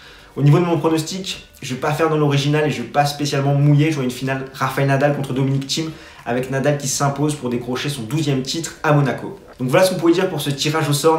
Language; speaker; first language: French; native; French